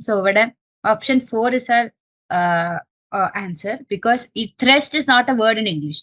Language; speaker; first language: English; non-native, local second language; Malayalam